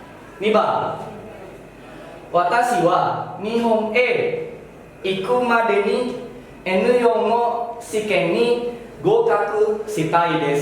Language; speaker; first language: Japanese; non-native, fluent; Indonesian